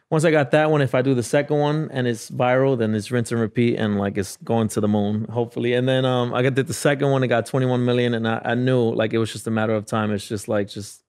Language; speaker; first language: English; native; English